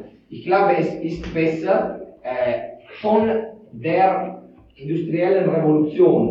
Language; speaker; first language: German; non-native, fluent; Italian